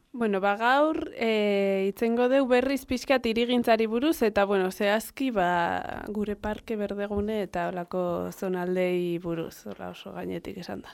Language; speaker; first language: Basque; non-native, local second language; Spanish